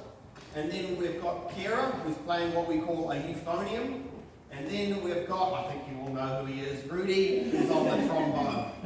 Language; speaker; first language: English; native; English